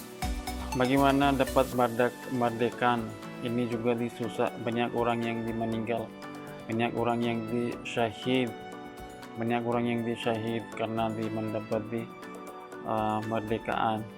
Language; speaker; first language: Indonesian; non-native, learner; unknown